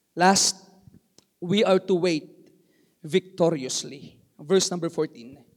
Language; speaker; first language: English; non-native, local second language; Filipino